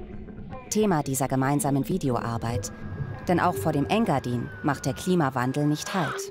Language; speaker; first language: German; native; German